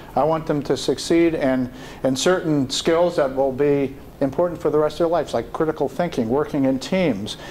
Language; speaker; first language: English; native; English